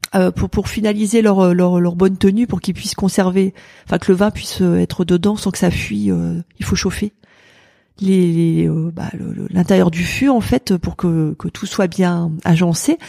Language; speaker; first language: French; native; French